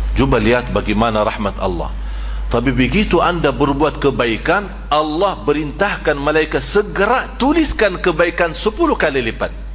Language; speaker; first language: Malay; non-native, fluent; Arabic